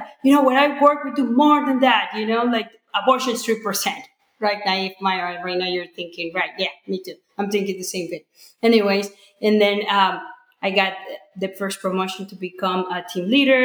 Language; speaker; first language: English; non-native, fluent; Spanish